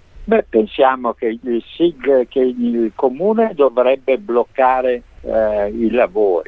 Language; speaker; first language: Italian; native; Italian